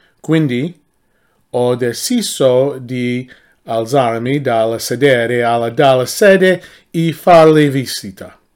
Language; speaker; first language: Italian; non-native, learner; English